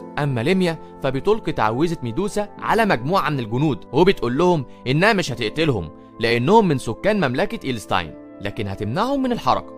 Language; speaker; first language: Arabic; native; Arabic